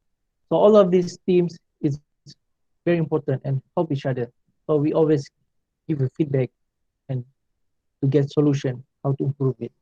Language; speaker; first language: English; non-native, local second language; Malay